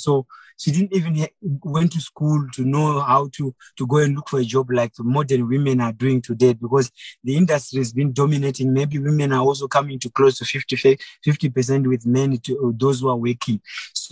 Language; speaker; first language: English; non-native, local second language; Shona